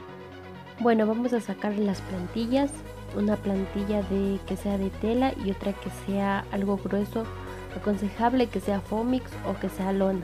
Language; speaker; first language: Spanish; native; Spanish